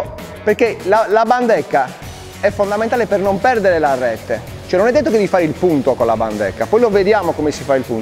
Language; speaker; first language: Italian; native; Italian